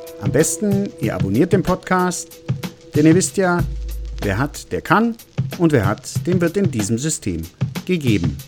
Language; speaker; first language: German; native; German